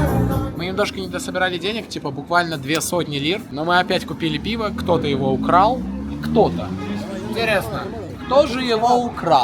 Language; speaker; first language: Russian; native; Russian